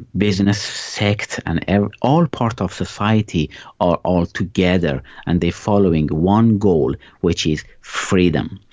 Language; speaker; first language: English; non-native, fluent; Persian